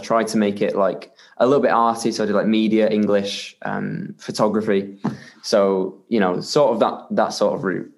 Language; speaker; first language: English; native; English